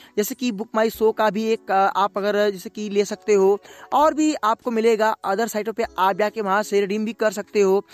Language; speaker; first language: Hindi; native; Hindi